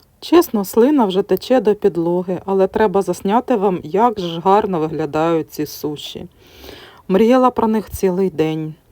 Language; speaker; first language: Ukrainian; native; Ukrainian